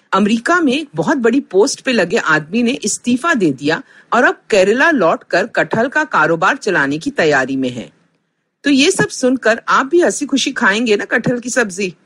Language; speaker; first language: Hindi; non-native, local second language; Punjabi